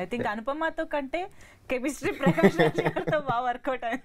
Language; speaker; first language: Telugu; native; Telugu